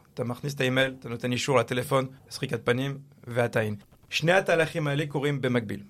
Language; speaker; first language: Hebrew; non-native, fluent; French